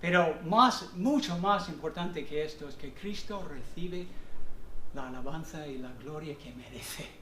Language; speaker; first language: Spanish; non-native, fluent; English